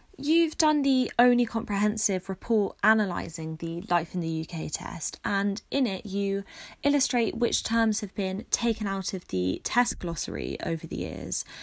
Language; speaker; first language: English; native; English